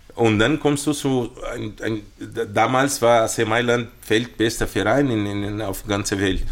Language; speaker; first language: German; non-native, fluent; Portuguese